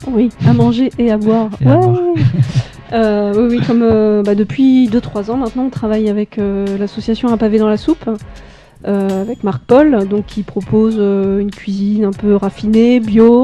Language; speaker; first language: French; native; French